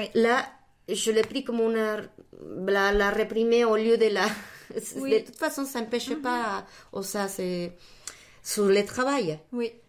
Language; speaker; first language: French; non-native, fluent; Spanish